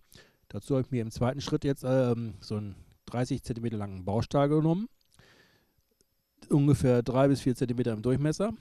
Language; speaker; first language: German; native; German